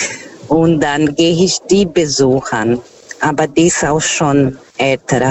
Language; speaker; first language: German; non-native, fluent; Portuguese